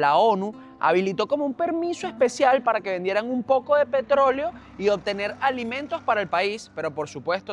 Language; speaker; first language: Spanish; native; Spanish